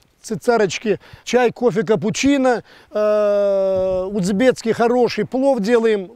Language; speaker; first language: Russian; non-native, local second language; Crimean Tatar